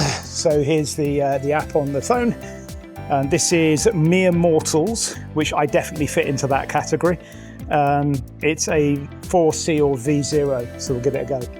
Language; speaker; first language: English; native; English